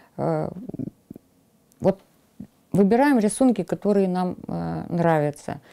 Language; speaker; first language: Russian; native; Russian